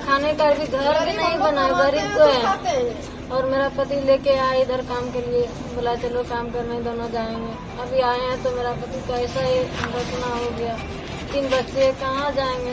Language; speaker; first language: Hindi; non-native, local second language; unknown